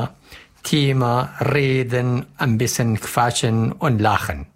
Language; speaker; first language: German; non-native, learner; Arabic